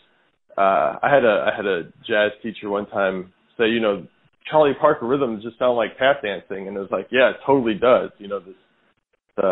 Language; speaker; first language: English; native; English